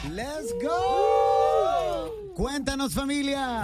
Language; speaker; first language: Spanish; early bilingual, other home language; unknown